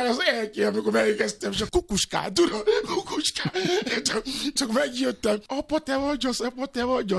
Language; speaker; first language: Hungarian; non-native, learner; Albanian